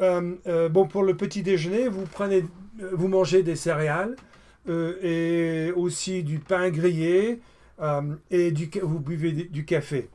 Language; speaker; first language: French; non-native, fluent; English